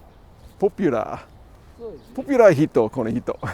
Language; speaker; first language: Japanese; non-native, learner; English